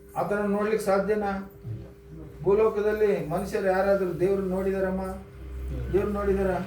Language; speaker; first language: Kannada; native; Kannada